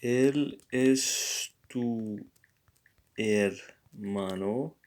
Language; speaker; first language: Spanish; non-native, learner; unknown